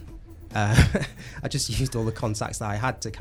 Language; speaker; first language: English; native; English